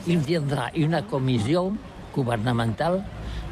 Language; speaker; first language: French; non-native, learner; Catalan